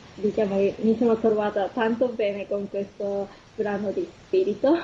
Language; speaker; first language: Italian; non-native, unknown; Japanese